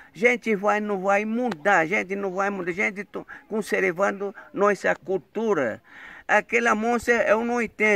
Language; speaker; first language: Portuguese; non-native, local second language; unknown